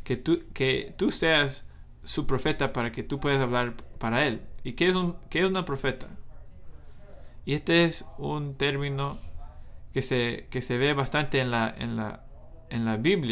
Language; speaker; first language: Spanish; non-native, fluent; English